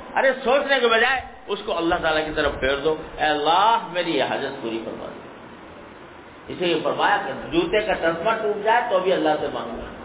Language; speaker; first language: Urdu; native; Urdu